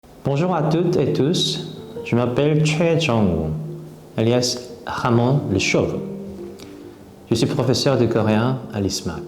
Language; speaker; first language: French; non-native, fluent; Korean